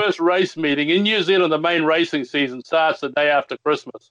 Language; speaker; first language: English; native; English